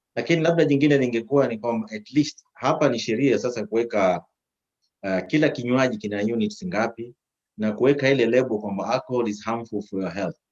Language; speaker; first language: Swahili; native; Swahili